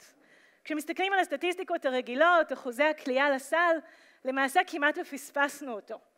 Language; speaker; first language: Hebrew; native; Hebrew